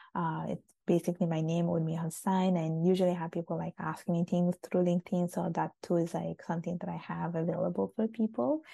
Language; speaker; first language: English; non-native, fluent; Italian